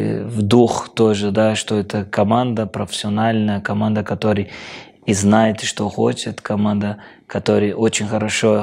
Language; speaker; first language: Russian; non-native, fluent; Portuguese